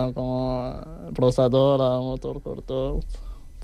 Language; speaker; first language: Spanish; non-native, learner; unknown